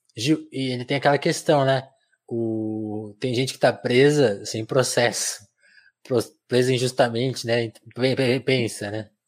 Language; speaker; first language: Portuguese; native; Portuguese